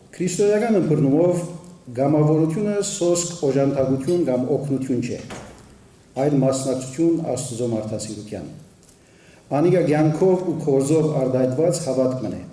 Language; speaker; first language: Armenian; early bilingual, heritage; Armenian